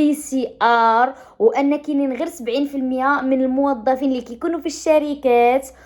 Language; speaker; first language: Arabic; native; Arabic